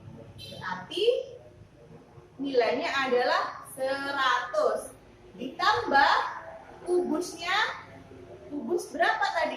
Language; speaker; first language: Indonesian; native; Indonesian